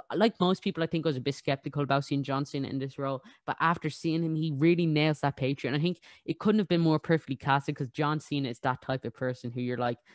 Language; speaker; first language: English; native; English